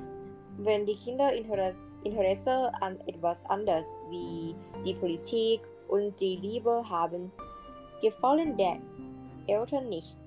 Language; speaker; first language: German; non-native, learner; Thai